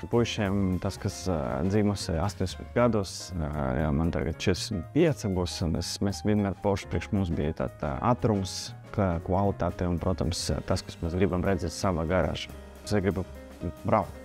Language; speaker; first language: Latvian; non-native, local second language; Russian